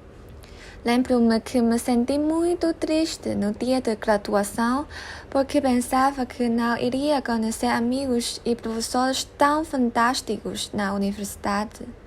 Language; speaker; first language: Portuguese; non-native, learner; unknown